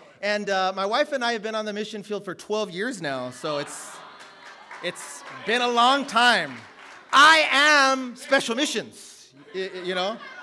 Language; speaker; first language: English; native; English